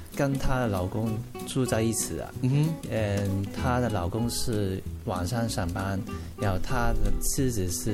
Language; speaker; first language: Chinese; non-native, local second language; Cantonese